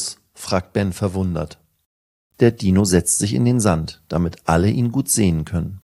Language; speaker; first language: German; native; German